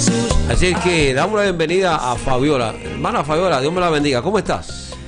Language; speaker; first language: Spanish; native; Spanish